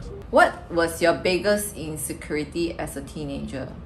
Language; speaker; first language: English; non-native, local second language; Chinese